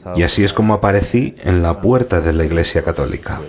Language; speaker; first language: Spanish; non-native, fluent; Turkish